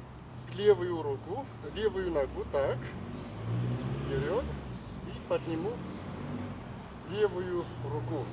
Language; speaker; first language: Russian; non-native, learner; Chinese